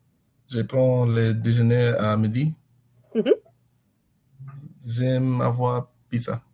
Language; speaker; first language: French; non-native, learner; English